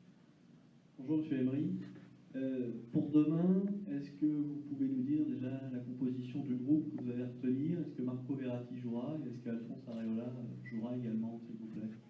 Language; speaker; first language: French; native; French